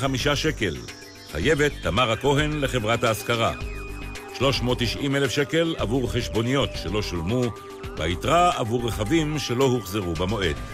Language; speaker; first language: Hebrew; native; Hebrew